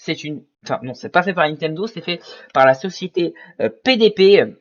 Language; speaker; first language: French; native; French